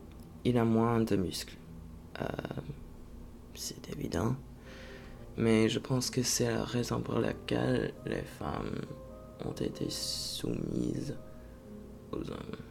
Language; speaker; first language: French; non-native, fluent; English